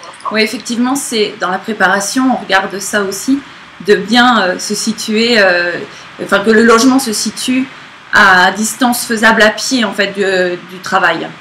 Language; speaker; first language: French; native; French